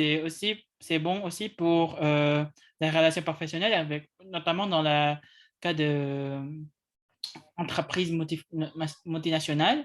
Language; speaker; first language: French; non-native, learner; English